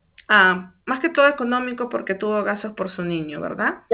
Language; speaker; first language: Spanish; native; Spanish